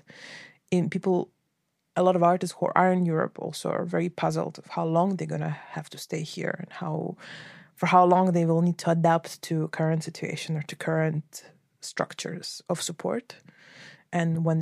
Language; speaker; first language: English; non-native, fluent; Ukrainian